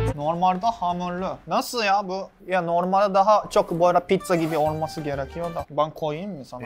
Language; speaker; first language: Turkish; non-native, fluent; Japanese